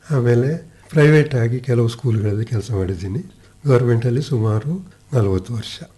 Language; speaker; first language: Kannada; non-native, local second language; Kodava